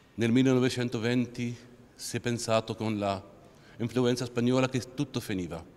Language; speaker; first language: Italian; non-native, fluent; Arabic